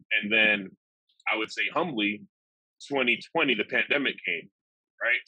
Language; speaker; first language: English; native; English